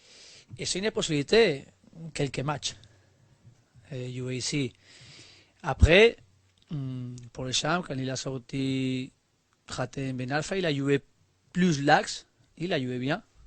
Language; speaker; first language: French; non-native, learner; Spanish